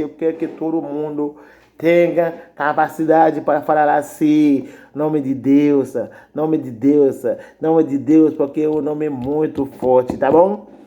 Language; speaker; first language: Portuguese; non-native, learner; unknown